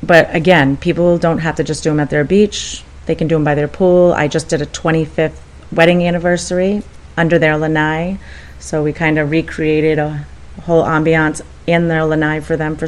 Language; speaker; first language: English; native; English